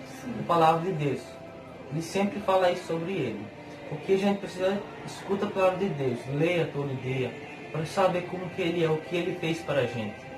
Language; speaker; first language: Portuguese; non-native, fluent; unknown